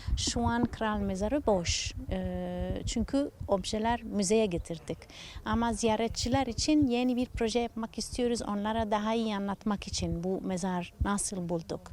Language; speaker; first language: Turkish; non-native, learner; Italian